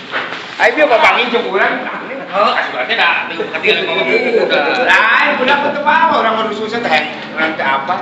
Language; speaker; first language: Indonesian; non-native, local second language; Sundanese